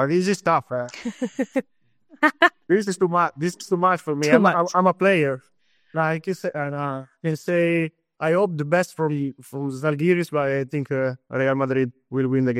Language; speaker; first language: English; non-native, fluent; Italian